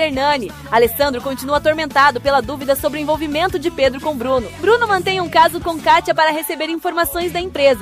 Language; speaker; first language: Portuguese; native; Portuguese